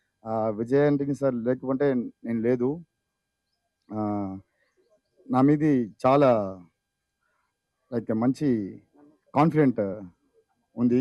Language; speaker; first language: Telugu; non-native, fluent; Tamil